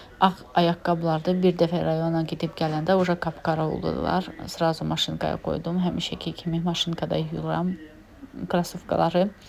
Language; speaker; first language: Azerbaijani; non-native, fluent; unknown